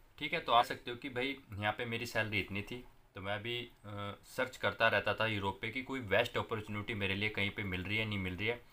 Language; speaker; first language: Hindi; non-native, local second language; Punjabi